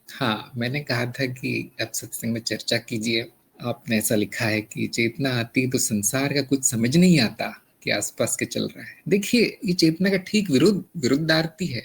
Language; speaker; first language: Hindi; native; Hindi